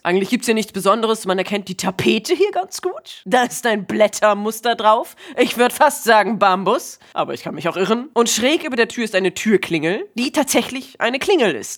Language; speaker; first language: German; native; German